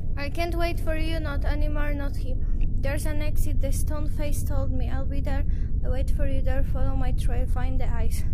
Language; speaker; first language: English; non-native, fluent; Polish